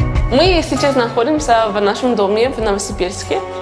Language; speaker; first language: Russian; non-native, learner; English